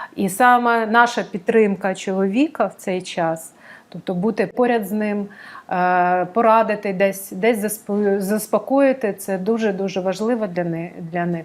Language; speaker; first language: Ukrainian; non-native, local second language; Russian